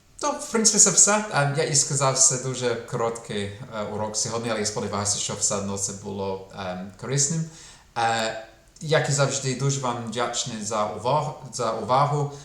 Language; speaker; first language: Ukrainian; non-native, fluent; English